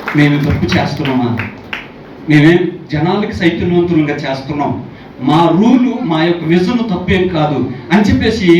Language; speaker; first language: Telugu; non-native, local second language; Koya